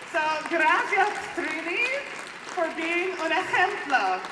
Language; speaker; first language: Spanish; non-native, fluent; English